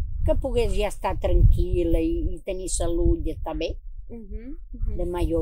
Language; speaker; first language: Spanish; non-native, local second language; Catalan